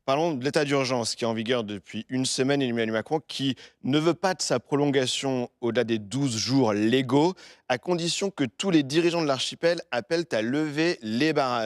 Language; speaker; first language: French; native; French